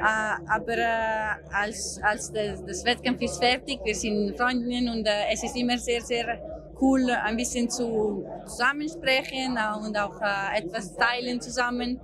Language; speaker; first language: German; non-native, local second language; Italian